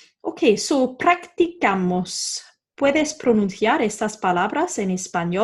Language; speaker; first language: Spanish; non-native, fluent; English